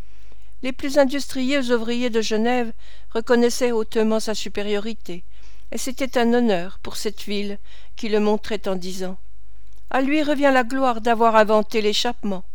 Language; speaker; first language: French; native; French